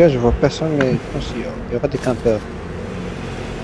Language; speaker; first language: French; native; French